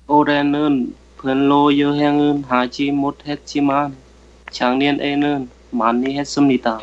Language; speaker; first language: Korean; non-native, learner; Vietnamese